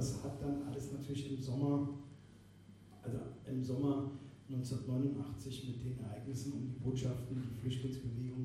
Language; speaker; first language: German; native; German